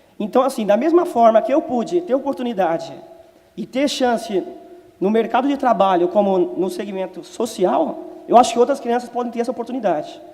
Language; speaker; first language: Portuguese; native; Portuguese